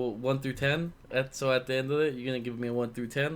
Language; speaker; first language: English; native; English